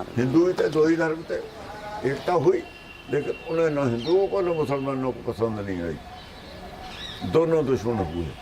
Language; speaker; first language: Hindi; non-native, local second language; Punjabi